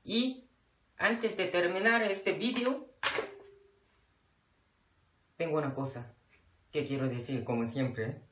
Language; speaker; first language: Spanish; non-native, fluent; Korean